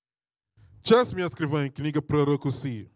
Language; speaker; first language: Russian; non-native, learner; English